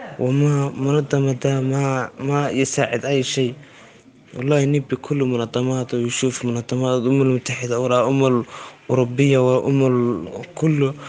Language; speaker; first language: Arabic; non-native, local second language; Somali